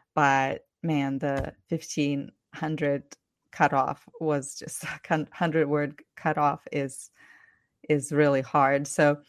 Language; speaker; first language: English; non-native, fluent; Ukrainian